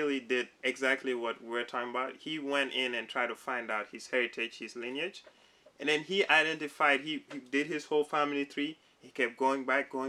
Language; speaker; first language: English; non-native, local second language; Wolof